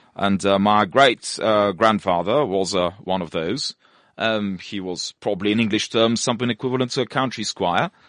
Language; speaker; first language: English; non-native, fluent; Russian